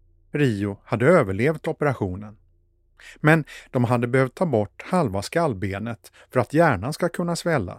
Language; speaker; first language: Swedish; native; Swedish